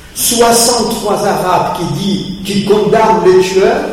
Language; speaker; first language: French; early bilingual, other home language; Polish